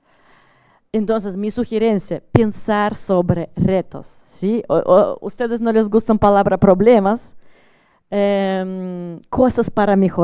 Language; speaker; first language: Spanish; non-native, learner; Russian